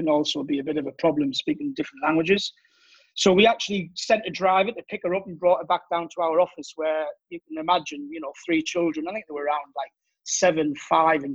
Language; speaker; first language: English; native; English